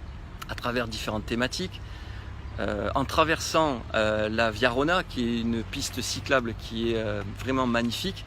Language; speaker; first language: French; native; French